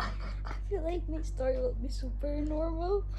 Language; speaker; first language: English; non-native, local second language; Indonesian